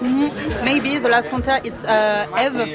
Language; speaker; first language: English; non-native, learner; French